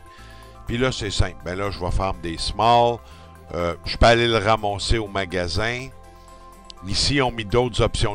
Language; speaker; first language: French; native; French